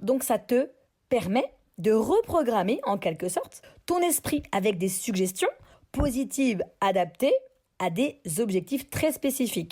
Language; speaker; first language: French; native; French